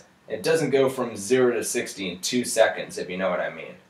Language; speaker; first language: English; native; English